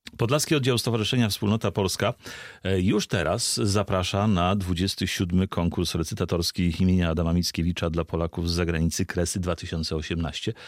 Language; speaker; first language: Polish; native; Polish